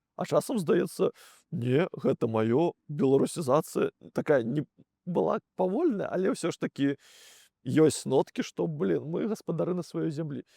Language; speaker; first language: Belarusian; non-native, local second language; Russian